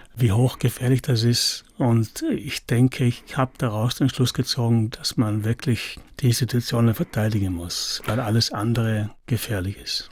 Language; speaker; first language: German; native; German